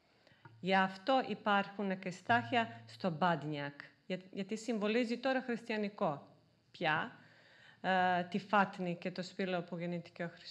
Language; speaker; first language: Greek; non-native, fluent; Serbian